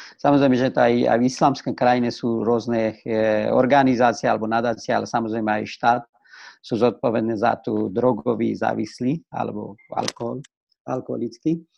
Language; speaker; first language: Slovak; non-native, fluent; Persian